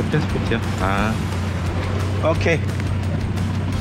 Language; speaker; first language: English; non-native, learner; Korean